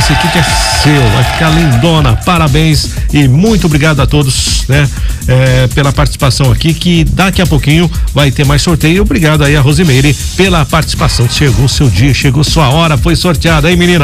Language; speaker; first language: Portuguese; native; Portuguese